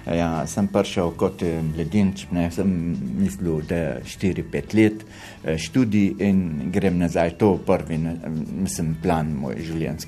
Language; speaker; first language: Slovenian; non-native, fluent; Arabic